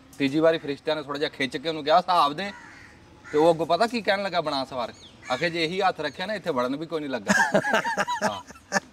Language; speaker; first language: Punjabi; native; Punjabi